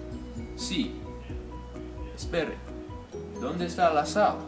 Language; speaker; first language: Spanish; non-native, learner; English